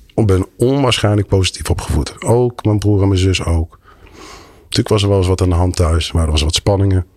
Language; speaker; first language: Dutch; native; Dutch